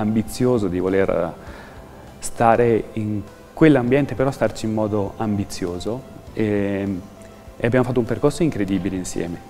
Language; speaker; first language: Italian; native; Italian